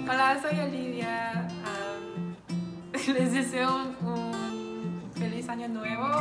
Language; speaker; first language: Spanish; native; Spanish